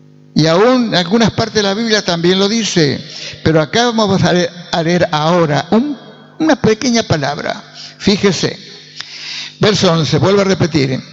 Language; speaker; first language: Spanish; native; Spanish